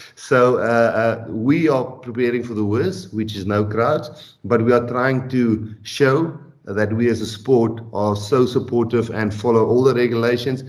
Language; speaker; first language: English; non-native, local second language; Afrikaans